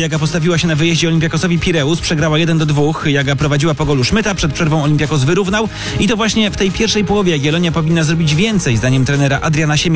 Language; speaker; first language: Polish; native; Polish